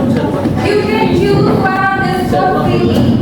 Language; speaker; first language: English; non-native, learner; Indonesian